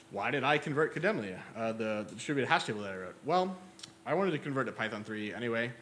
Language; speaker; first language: English; native; English